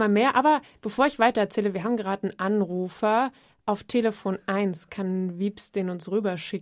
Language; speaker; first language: German; native; German